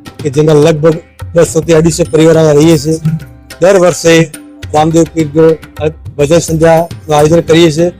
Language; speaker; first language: Gujarati; non-native, local second language; Marwari